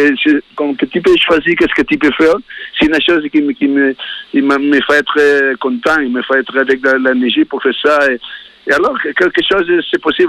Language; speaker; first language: French; non-native, learner; Spanish